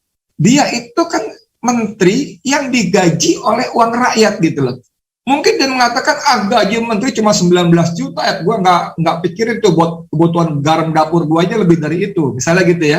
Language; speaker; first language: Indonesian; native; Indonesian